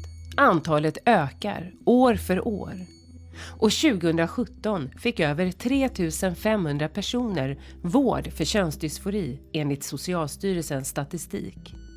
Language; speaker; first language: Swedish; native; Swedish